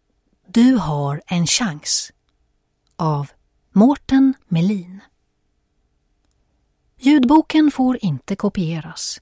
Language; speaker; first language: Swedish; native; Swedish